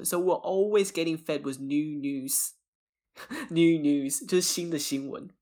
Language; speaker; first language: English; early bilingual, other home language; Chinese